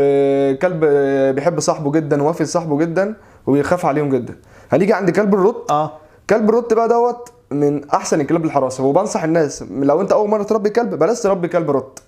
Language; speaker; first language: Arabic; native; Arabic